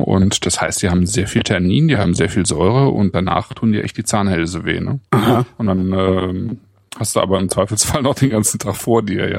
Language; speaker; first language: German; native; German